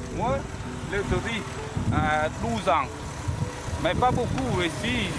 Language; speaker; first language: French; non-native, learner; Khmer